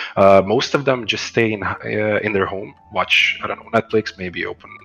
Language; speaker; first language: English; non-native, fluent; Croatian